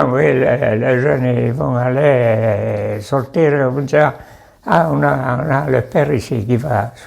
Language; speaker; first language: French; non-native, local second language; Basque